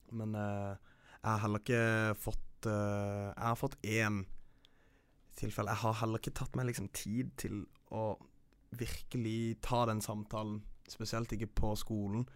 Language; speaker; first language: Norwegian; early bilingual, other home language; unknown